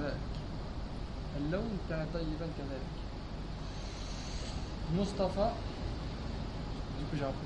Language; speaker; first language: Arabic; non-native, learner; French